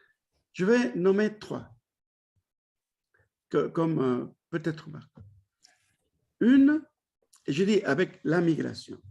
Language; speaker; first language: French; non-native, fluent; Spanish